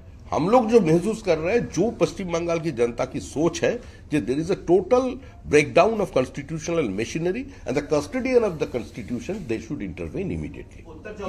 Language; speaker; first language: Hindi; non-native, local second language; Bangla